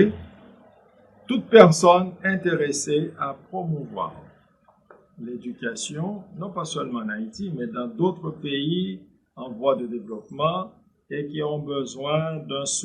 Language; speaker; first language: French; non-native, local second language; Haitian Creole